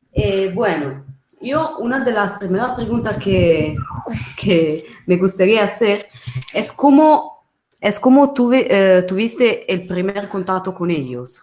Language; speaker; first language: Spanish; non-native, fluent; Italian